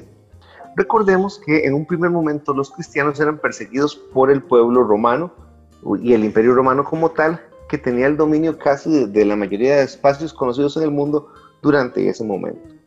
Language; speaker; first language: Spanish; native; Spanish